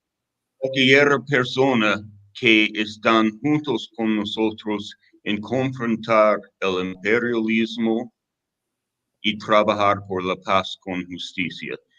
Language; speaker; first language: Spanish; non-native, fluent; English